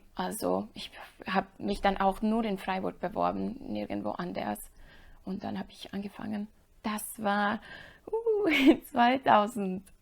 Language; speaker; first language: German; non-native, fluent; Slovak